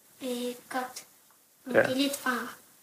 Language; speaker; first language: Danish; early bilingual, heritage; Danish